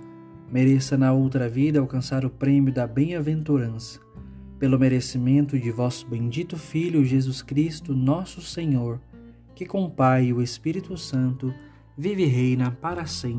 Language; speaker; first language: Portuguese; native; Portuguese